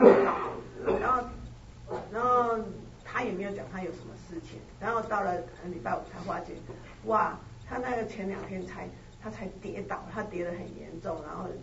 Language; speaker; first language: Chinese; native; Chinese